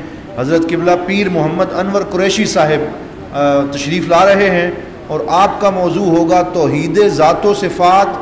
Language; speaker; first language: Urdu; native; Urdu